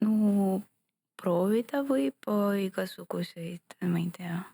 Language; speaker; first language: Estonian; non-native, local second language; Russian